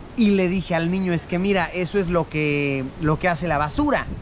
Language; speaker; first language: Spanish; native; Spanish